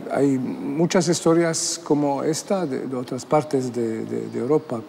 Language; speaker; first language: Spanish; non-native, fluent; Arabic